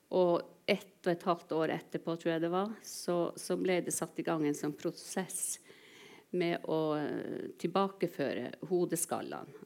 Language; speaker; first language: Norwegian; non-native, local second language; Northern Sami